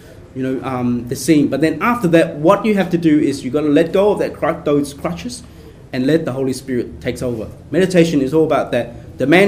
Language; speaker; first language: English; native; English